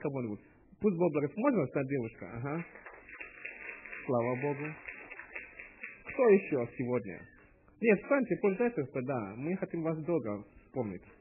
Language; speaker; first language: Russian; non-native, learner; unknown